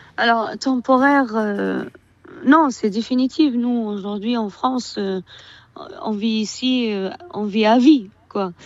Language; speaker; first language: French; non-native, fluent; Arabic